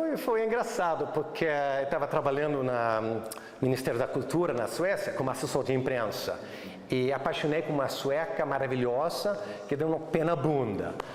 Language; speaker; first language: Portuguese; non-native, fluent; Swedish